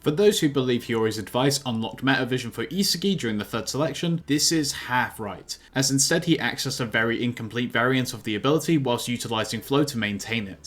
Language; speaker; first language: English; native; English